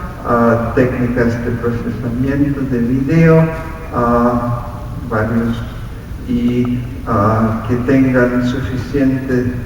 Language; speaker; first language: Spanish; non-native, fluent; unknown